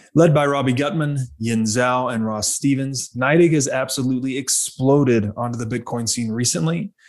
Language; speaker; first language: English; native; English